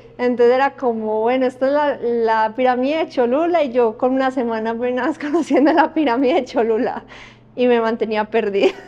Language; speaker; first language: Spanish; native; Spanish